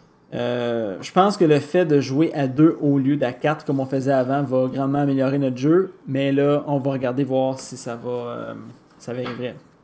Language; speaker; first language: French; native; French